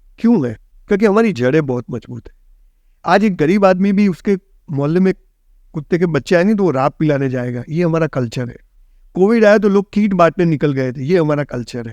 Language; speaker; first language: Hindi; non-native, local second language; Gujarati